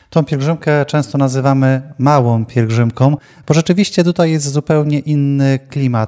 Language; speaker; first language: Polish; native; Polish